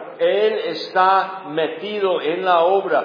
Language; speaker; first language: Spanish; non-native, fluent; English